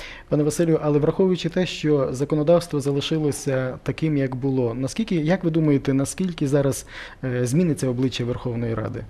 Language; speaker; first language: Ukrainian; native; Ukrainian